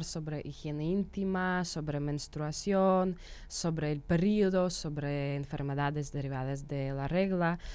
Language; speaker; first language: Spanish; non-native, fluent; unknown